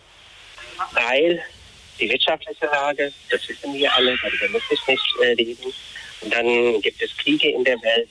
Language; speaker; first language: German; non-native, fluent; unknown